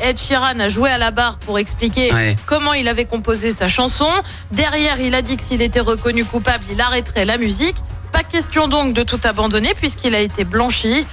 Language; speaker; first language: French; native; French